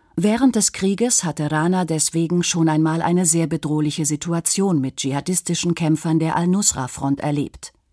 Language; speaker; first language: German; native; German